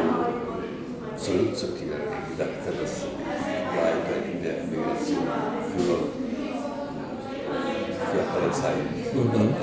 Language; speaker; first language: German; non-native, learner; Czech